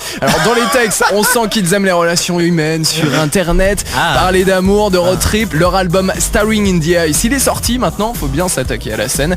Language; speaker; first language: French; native; French